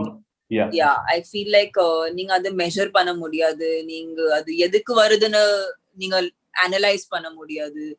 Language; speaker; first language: Tamil; non-native, local second language; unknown